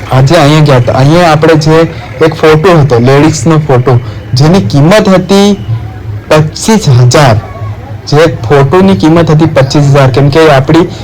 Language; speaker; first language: Gujarati; non-native, local second language; Bhili